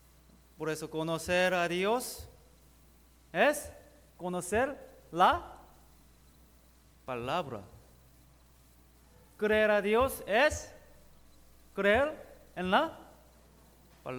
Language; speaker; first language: Spanish; non-native, learner; Korean